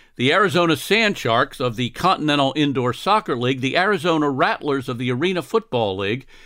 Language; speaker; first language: English; native; English